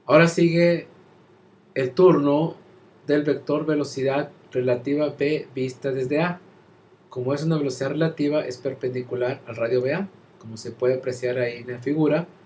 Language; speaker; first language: Spanish; native; Spanish